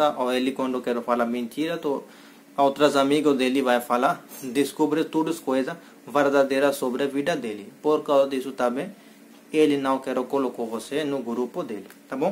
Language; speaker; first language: Portuguese; non-native, learner; Hindi